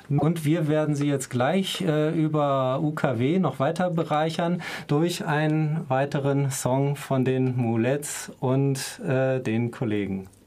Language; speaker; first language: German; native; German